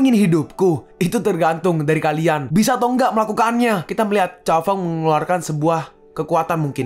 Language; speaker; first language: Indonesian; native; Indonesian